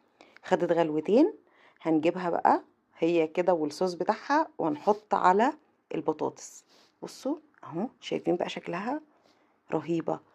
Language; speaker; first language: Arabic; native; Arabic